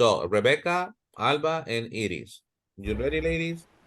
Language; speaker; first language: English; non-native, fluent; Spanish